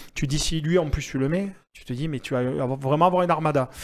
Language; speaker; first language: French; native; French